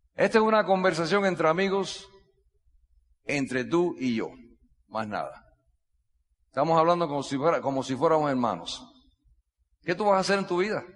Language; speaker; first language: Spanish; non-native, fluent; English